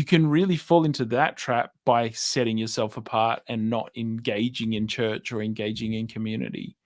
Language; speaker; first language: English; native; English